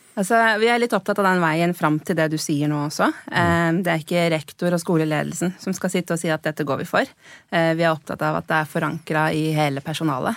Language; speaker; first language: Norwegian; native; Norwegian